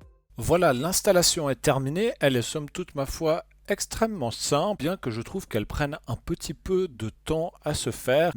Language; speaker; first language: French; native; French